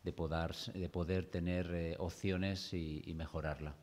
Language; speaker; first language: Spanish; native; Spanish